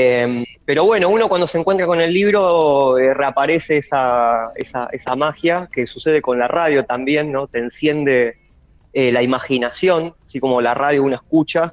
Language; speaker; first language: Spanish; native; Spanish